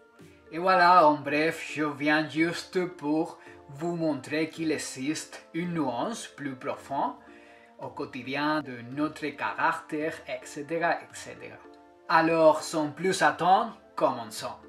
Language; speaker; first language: French; non-native, fluent; Spanish